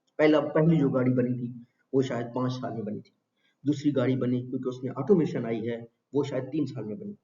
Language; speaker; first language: Urdu; non-native, local second language; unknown